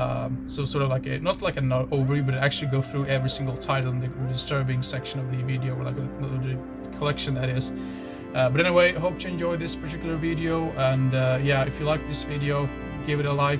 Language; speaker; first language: English; non-native, fluent; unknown